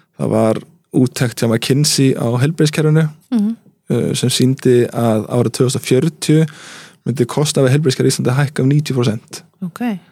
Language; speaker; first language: Icelandic; early bilingual, heritage; Icelandic